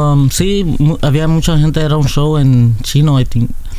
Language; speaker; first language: Spanish; early bilingual, heritage; Spanish